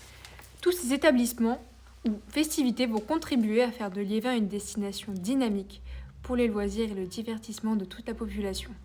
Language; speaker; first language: French; native; French